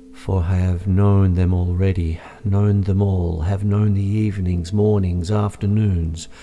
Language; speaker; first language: English; native; English